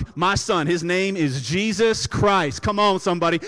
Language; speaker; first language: English; native; English